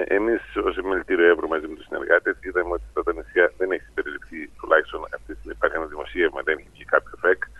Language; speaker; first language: Greek; native; Greek